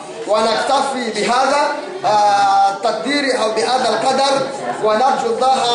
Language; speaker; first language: Arabic; non-native, local second language; Comorian